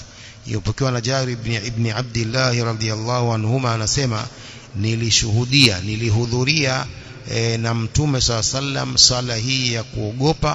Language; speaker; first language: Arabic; non-native, fluent; Swahili